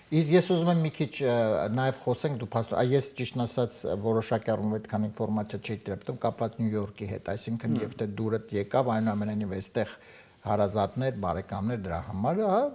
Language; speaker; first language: Armenian; native; Armenian